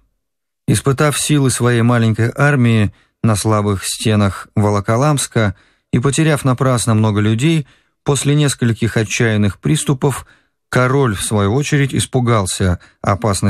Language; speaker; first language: Russian; native; Russian